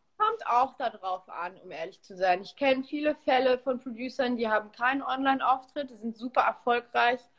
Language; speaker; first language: German; early bilingual, other home language; Polish